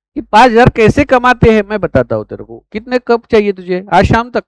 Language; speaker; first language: Hindi; non-native, local second language; Marathi